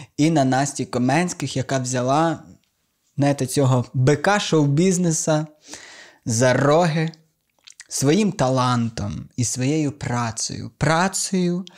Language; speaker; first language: Ukrainian; native; Ukrainian